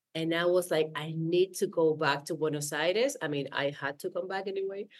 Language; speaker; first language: English; non-native, fluent; Spanish